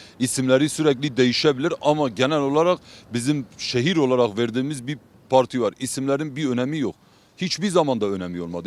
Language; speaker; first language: Turkish; non-native, local second language; Kurdish